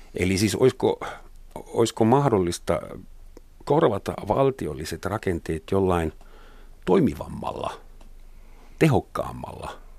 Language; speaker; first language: Finnish; non-native, fluent; German